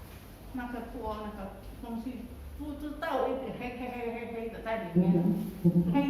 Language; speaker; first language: Chinese; early bilingual, heritage; Chinese